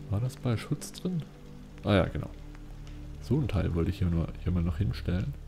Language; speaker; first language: German; native; German